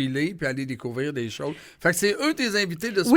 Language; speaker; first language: French; native; French